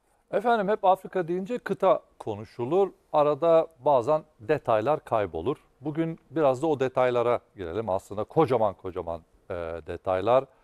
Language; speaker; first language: Turkish; native; Turkish